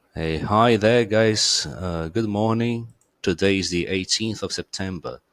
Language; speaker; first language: English; non-native, fluent; Portuguese